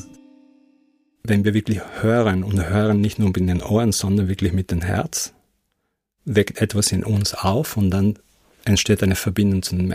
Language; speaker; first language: German; non-native, fluent; Spanish